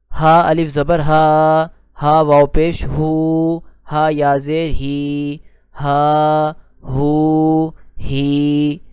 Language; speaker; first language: Urdu; native; Urdu